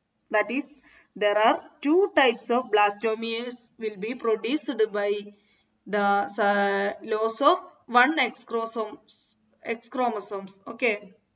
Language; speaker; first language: English; non-native, local second language; Malayalam